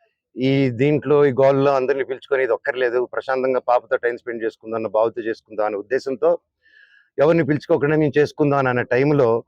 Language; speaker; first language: Telugu; native; Telugu